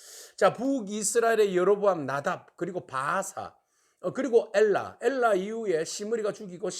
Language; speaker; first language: Korean; native; Korean